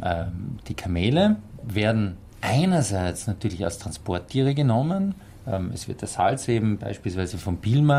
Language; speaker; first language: German; native; German